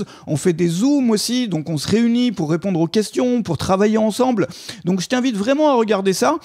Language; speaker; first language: French; native; French